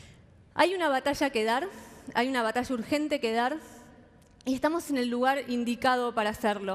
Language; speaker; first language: Spanish; native; Spanish